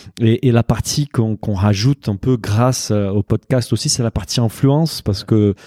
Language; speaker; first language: French; non-native, fluent; Portuguese